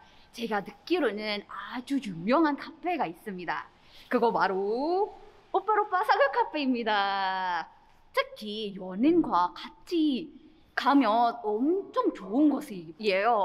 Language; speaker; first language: Korean; non-native, fluent; Indonesian